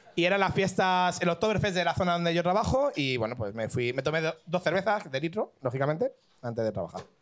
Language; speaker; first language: Spanish; native; Spanish